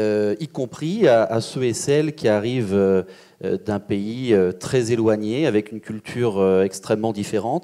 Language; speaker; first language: French; native; French